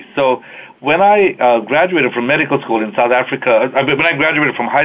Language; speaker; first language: English; native; English